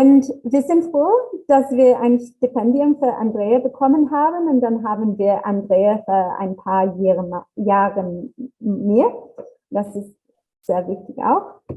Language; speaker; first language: German; non-native, learner; English